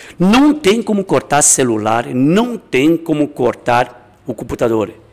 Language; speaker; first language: Portuguese; non-native, fluent; Chinese